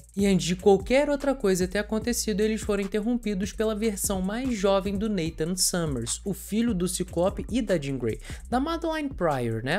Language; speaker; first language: Portuguese; native; Portuguese